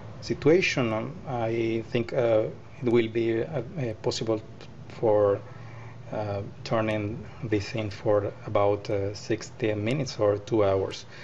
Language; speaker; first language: English; non-native, learner; Spanish